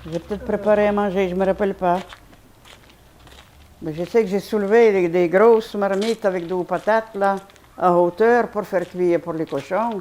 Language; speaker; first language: French; non-native, fluent; Polish